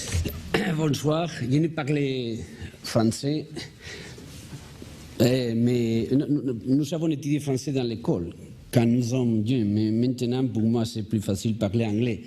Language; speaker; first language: French; non-native, learner; Spanish